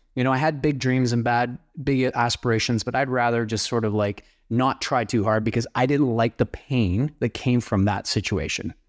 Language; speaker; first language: English; native; English